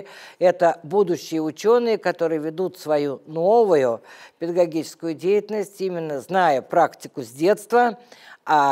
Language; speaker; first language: Russian; native; Russian